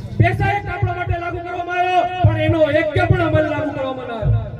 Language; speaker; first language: Gujarati; non-native, local second language; Bhili